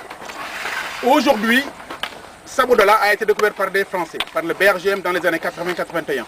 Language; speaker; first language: French; non-native, local second language; Wolof